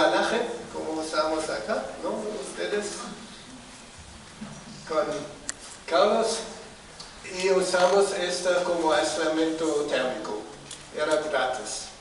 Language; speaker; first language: Spanish; non-native, fluent; German